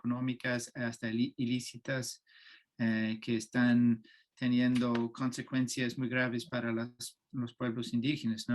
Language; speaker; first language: Spanish; non-native, fluent; English